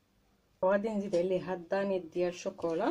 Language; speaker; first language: Arabic; native; Arabic